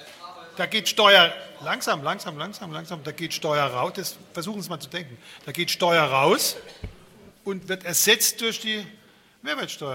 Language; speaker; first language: German; native; German